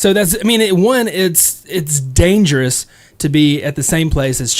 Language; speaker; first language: English; native; English